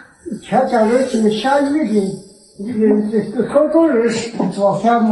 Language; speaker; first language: Chinese; native; Chinese